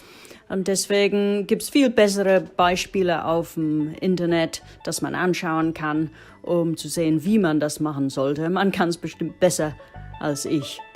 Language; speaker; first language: German; non-native, fluent; English